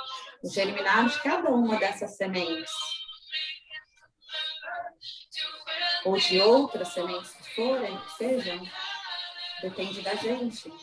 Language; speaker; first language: Portuguese; native; Portuguese